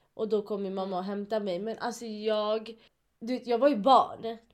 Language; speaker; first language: Swedish; early bilingual, other home language; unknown